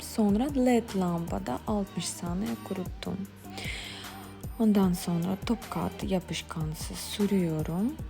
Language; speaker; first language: Turkish; non-native, fluent; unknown